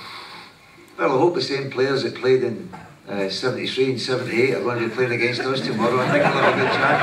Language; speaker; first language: English; native; English